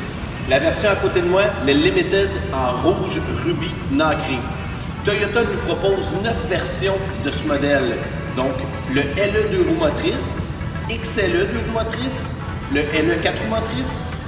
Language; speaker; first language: French; native; French